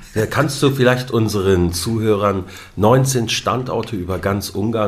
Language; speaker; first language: German; native; German